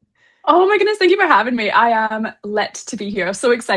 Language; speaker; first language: English; native; English